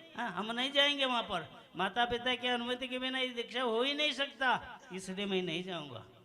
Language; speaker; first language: Hindi; non-native, local second language; Kannada